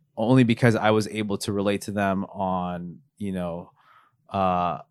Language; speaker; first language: English; early bilingual, other home language; Filipino